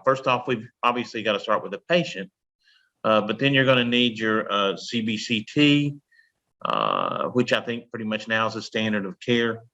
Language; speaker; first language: English; native; English